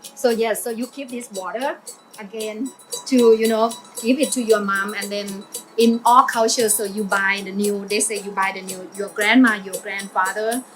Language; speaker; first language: English; non-native, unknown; Thai